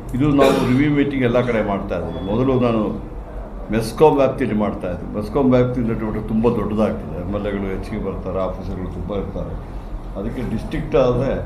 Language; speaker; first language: Kannada; non-native, local second language; Malayalam